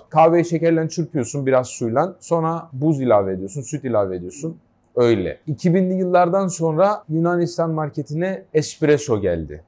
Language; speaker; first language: Turkish; early bilingual, heritage; Turkish